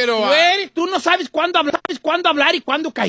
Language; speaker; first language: Spanish; native; Spanish